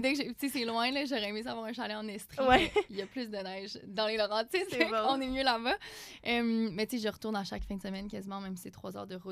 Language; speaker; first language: French; native; French